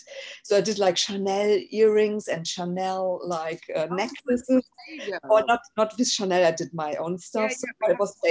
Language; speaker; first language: English; non-native, fluent; German